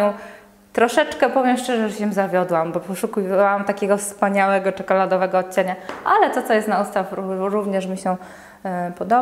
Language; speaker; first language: Polish; native; Polish